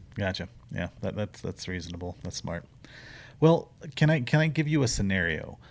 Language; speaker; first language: English; native; English